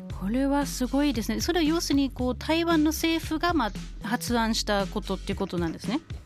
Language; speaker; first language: Japanese; non-native, fluent; German